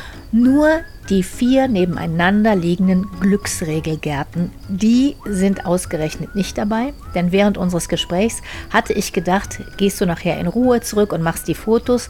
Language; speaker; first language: German; native; German